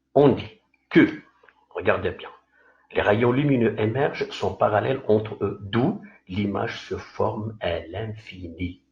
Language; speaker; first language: French; non-native, local second language; Arabic